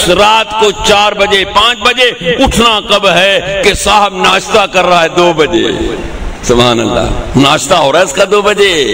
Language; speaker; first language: Urdu; non-native, local second language; Sindhi